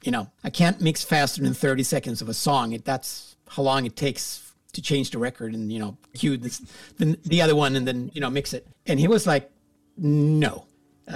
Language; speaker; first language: English; non-native, fluent; Swedish